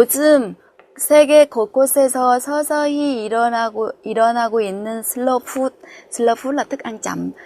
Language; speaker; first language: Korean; non-native, fluent; Vietnamese